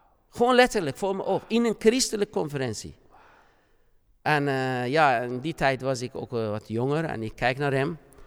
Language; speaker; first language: Dutch; non-native, fluent; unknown